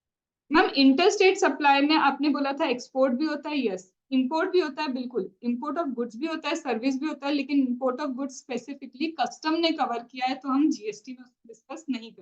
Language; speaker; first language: Hindi; native; Hindi